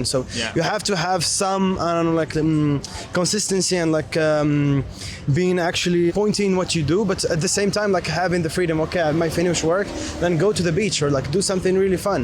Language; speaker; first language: English; non-native, fluent; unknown